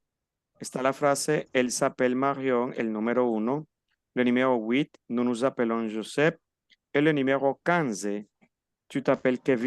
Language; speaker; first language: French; non-native, fluent; Spanish